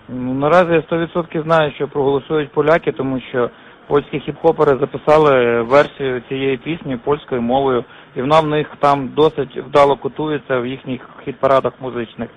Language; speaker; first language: Ukrainian; native; Ukrainian